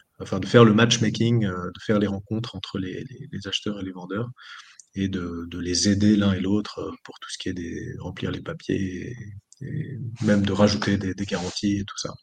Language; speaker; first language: French; native; French